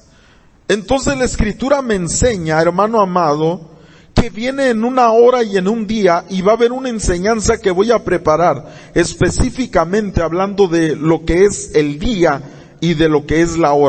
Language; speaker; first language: Spanish; native; Spanish